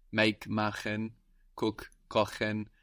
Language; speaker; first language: German; non-native, fluent; English